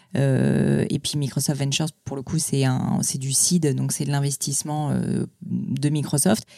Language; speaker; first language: French; native; French